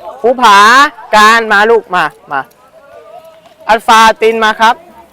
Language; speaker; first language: Thai; native; Thai